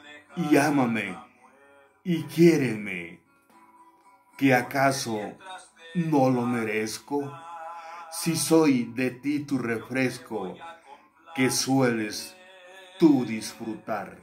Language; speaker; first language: Spanish; native; Spanish